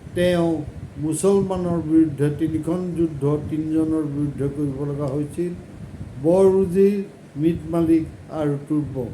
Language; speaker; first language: Assamese; native; Assamese